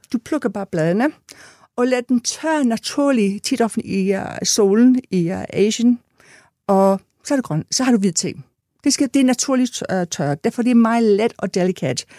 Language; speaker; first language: Danish; non-native, fluent; English